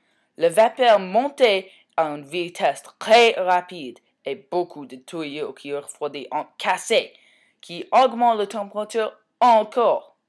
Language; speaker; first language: French; non-native, learner; English